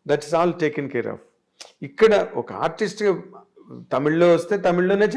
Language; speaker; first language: Telugu; native; Telugu